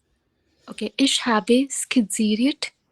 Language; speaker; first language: German; non-native, learner; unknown